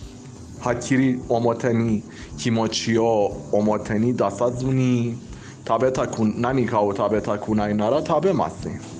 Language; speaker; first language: Japanese; non-native, learner; Persian